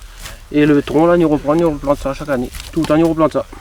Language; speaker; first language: French; non-native, local second language; Réunion Creole French